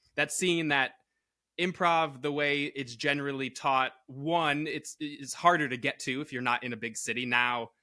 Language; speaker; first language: English; native; English